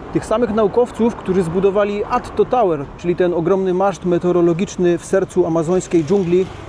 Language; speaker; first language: Polish; native; Polish